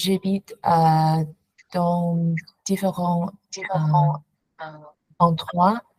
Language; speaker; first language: French; non-native, learner; Vietnamese